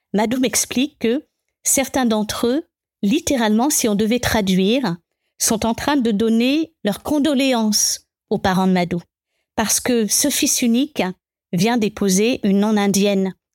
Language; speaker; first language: French; native; French